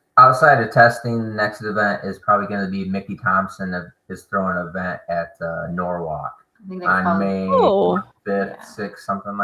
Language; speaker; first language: English; native; English